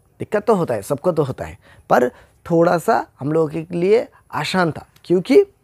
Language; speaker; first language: Hindi; non-native, local second language; Bangla